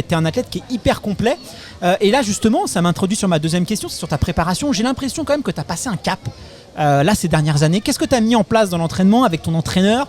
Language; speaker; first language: French; native; French